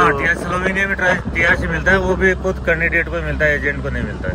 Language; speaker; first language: Hindi; native; Hindi